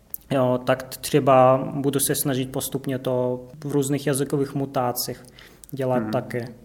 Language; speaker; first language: Czech; non-native, fluent; Russian